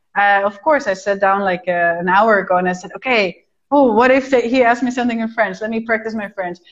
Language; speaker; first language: Portuguese; non-native, fluent; Dutch